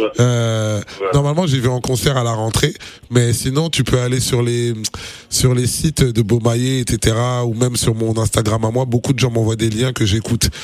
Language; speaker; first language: French; non-native, local second language; Lingala